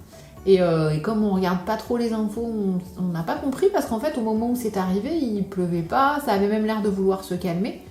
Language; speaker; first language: French; native; French